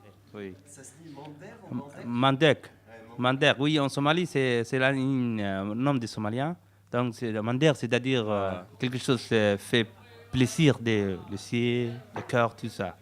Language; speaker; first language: French; non-native, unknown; Somali